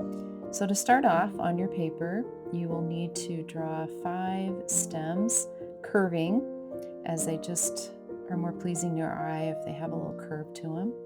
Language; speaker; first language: English; native; English